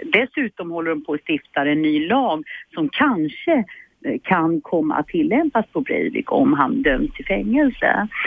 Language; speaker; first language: Swedish; native; Swedish